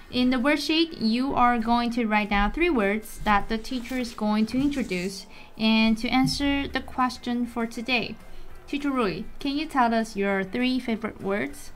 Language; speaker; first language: English; non-native, fluent; Chinese